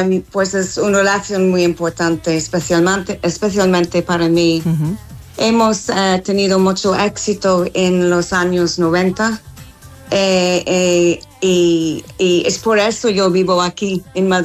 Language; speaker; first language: Spanish; non-native, learner; English